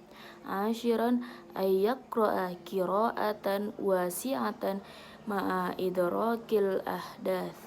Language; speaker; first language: Arabic; non-native, learner; Indonesian